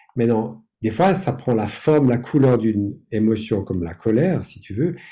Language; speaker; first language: French; non-native, fluent; English